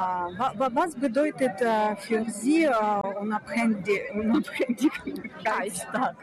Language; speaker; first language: German; non-native, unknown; Ukrainian